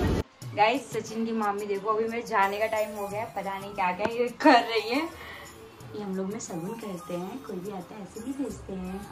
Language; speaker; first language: Hindi; native; Hindi